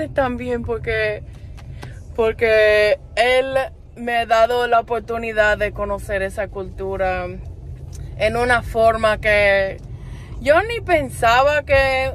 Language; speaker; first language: Spanish; non-native, fluent; English